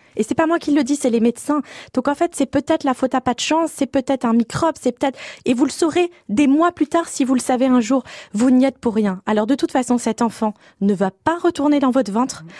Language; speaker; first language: French; native; French